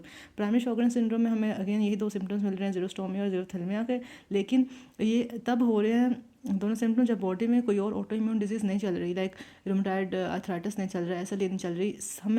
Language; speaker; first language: Hindi; native; Hindi